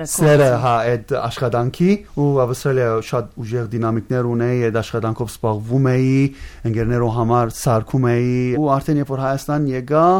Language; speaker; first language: Armenian; early bilingual, heritage; Armenian